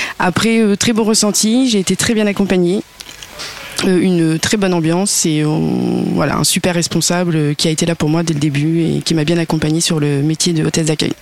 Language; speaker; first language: French; native; French